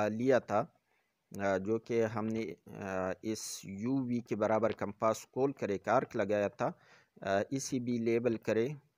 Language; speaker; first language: Urdu; non-native, local second language; Pashto